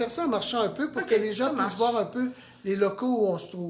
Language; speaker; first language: French; native; French